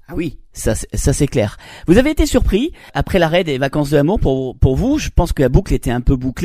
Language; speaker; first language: French; native; French